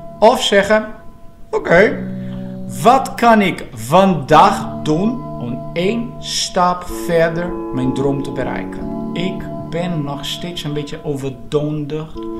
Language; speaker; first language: Dutch; non-native, fluent; Portuguese